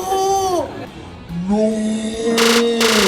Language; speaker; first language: Spanish; native; Spanish